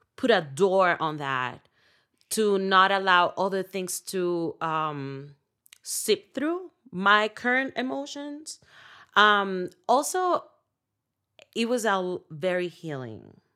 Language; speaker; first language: English; non-native, fluent; Spanish